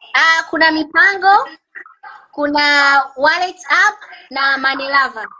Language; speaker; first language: Swahili; native; Swahili